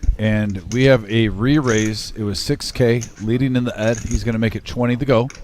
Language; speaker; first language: English; native; English